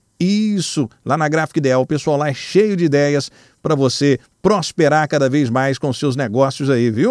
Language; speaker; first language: Portuguese; native; Portuguese